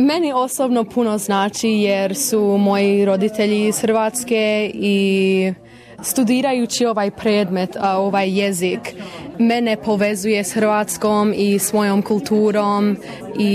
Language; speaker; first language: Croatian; early bilingual, heritage; Croatian